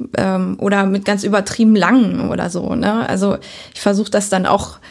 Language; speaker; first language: German; native; German